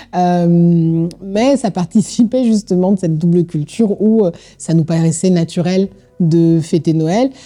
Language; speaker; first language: French; native; French